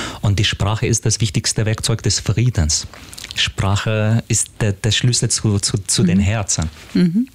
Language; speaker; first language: German; non-native, fluent; Arabic